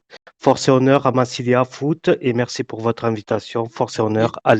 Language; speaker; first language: French; native; French